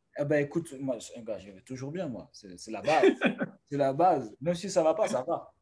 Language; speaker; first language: French; native; French